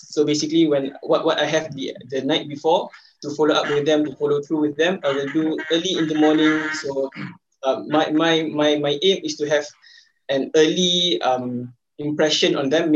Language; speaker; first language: English; non-native, local second language; Malay